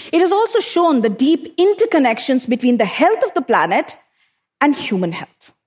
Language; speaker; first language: English; non-native, local second language; Hindi